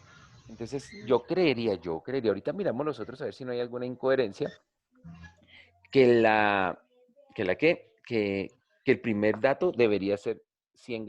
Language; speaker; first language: Spanish; native; Spanish